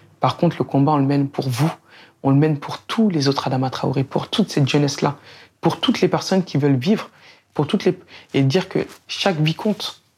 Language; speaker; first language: French; native; French